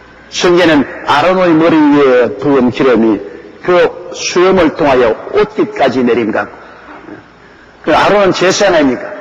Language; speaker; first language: Korean; native; Korean